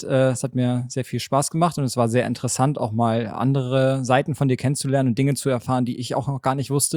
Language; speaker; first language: German; native; German